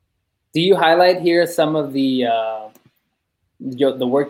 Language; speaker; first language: English; early bilingual, other home language; Spanish